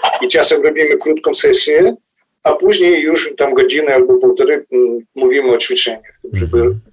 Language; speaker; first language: Polish; non-native, fluent; Ukrainian